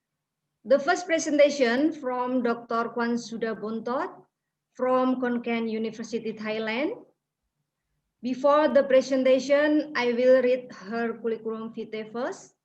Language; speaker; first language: English; non-native, fluent; Indonesian